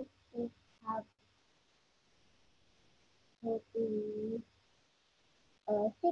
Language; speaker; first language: English; non-native, learner; Vietnamese